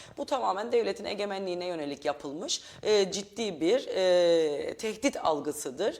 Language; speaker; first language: Turkish; native; Turkish